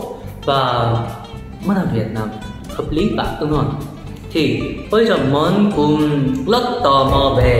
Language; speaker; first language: Vietnamese; non-native, learner; Korean